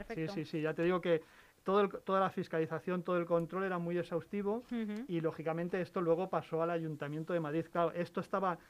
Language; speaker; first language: Spanish; native; Spanish